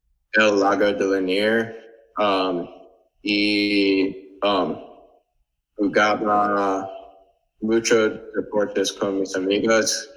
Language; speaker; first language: Spanish; non-native, learner; English